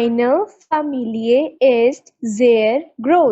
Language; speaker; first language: German; non-native, learner; Hindi